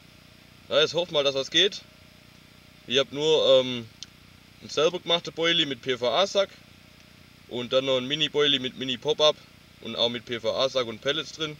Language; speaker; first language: German; native; German